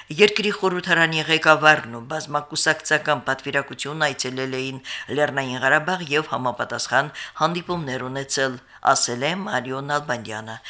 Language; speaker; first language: Armenian; native; Armenian